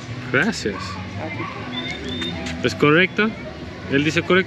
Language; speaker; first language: Spanish; non-native, learner; Turkish